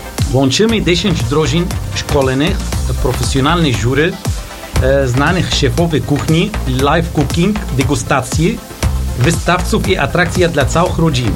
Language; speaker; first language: Polish; non-native, learner; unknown